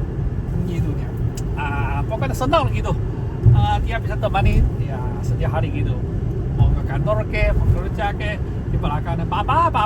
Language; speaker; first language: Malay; non-native, fluent; Chinese